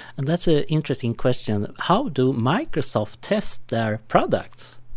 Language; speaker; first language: English; non-native, fluent; Swedish